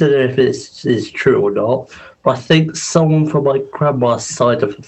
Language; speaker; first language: English; native; English